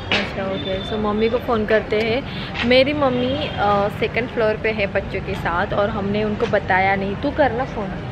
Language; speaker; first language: Hindi; non-native, local second language; Marathi